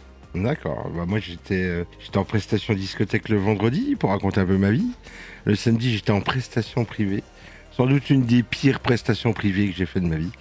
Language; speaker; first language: French; native; French